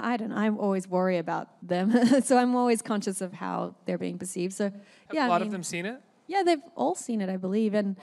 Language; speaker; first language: English; native; English